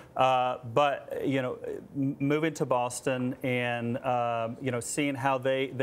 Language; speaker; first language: English; native; English